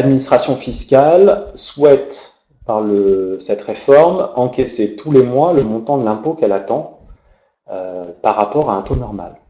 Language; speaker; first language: French; native; French